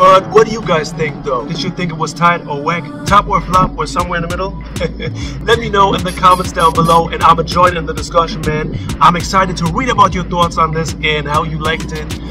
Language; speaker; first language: English; native; English